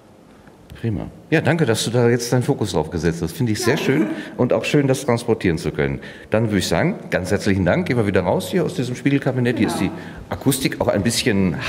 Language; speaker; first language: German; native; German